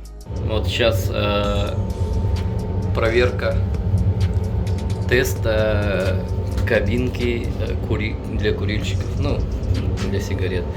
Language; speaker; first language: Russian; native; Russian